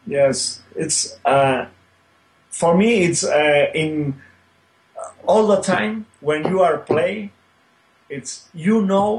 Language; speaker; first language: English; non-native, learner; Spanish